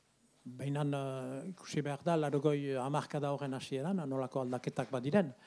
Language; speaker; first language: Basque; native; Basque